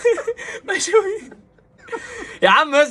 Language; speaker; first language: Arabic; native; Arabic